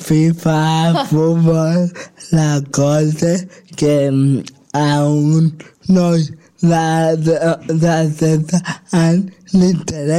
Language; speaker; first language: Catalan; non-native, local second language; Spanish